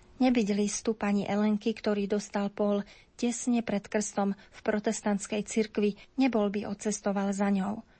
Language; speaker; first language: Slovak; native; Slovak